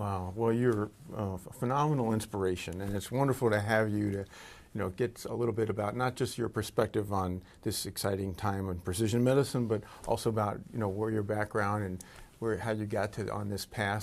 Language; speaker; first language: English; native; English